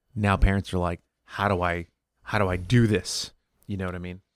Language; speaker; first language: English; early bilingual, other home language; Spanish